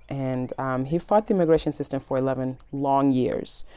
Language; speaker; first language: English; early bilingual, other home language; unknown